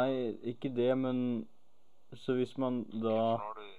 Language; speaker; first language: Norwegian; native; Norwegian